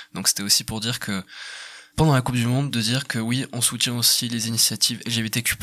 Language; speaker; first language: French; native; French